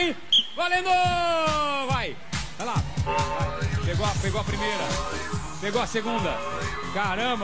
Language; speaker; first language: Portuguese; native; Portuguese